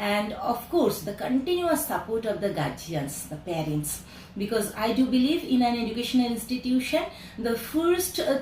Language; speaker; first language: English; non-native, local second language; Bangla